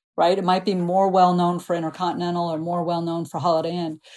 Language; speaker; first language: English; native; English